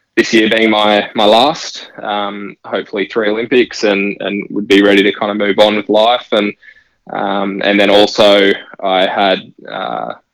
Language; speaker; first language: English; native; English